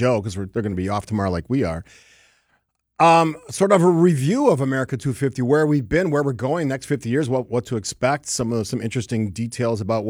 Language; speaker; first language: English; native; English